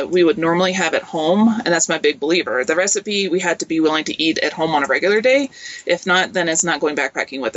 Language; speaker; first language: English; native; English